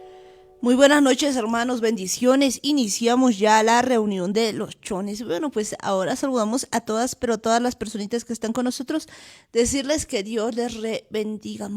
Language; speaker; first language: Spanish; native; Spanish